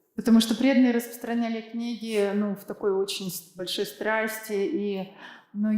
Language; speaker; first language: Russian; native; Russian